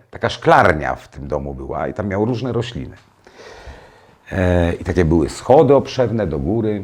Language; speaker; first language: Polish; native; Polish